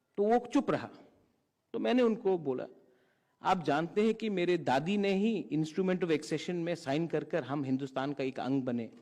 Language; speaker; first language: Hindi; non-native, local second language; Kok Borok